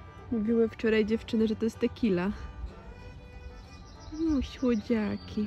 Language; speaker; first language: Polish; native; Polish